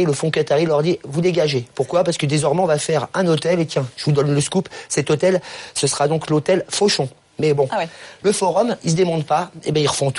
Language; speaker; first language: French; native; French